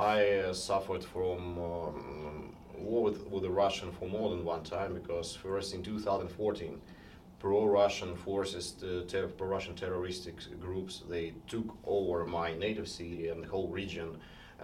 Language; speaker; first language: English; non-native, fluent; Ukrainian